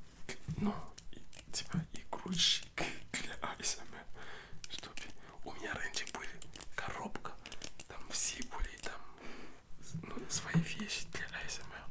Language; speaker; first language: Russian; non-native, learner; French